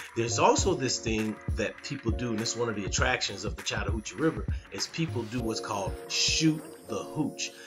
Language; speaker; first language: English; native; English